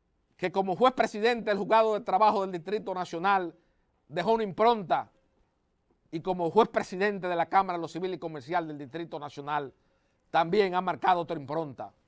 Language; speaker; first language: Spanish; native; Spanish